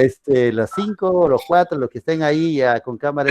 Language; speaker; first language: Spanish; native; Spanish